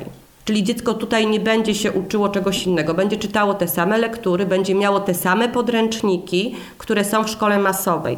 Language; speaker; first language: Polish; native; Polish